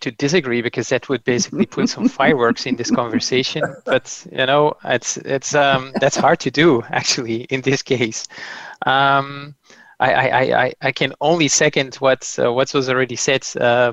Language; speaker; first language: English; non-native, fluent; Dutch